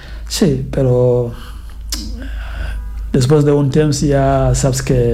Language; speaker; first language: Catalan; non-native, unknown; Fula